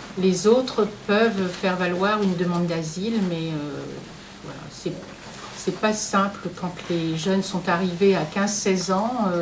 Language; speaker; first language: French; native; French